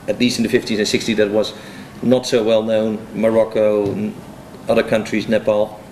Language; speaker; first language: English; non-native, fluent; Dutch